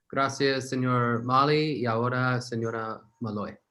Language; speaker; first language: Spanish; non-native, learner; English